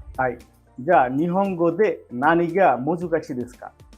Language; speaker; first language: Japanese; non-native, fluent; Bangla